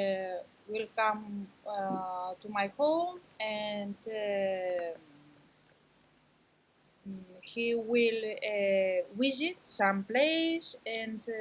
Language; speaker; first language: English; non-native, learner; Spanish